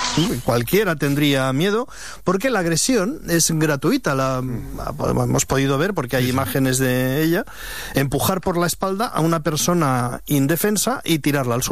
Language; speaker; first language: Spanish; native; Spanish